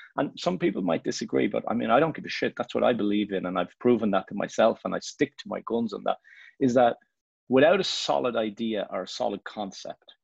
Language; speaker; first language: English; native; English